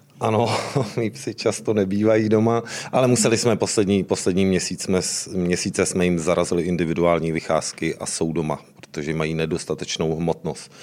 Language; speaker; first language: Czech; native; Czech